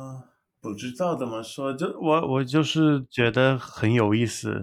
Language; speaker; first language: Chinese; non-native, learner; English